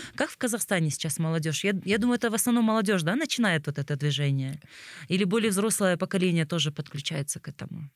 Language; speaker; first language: Russian; native; Russian